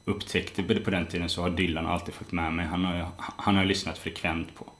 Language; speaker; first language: Swedish; native; Swedish